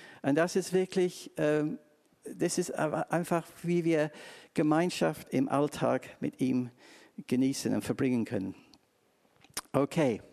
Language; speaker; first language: German; non-native, fluent; English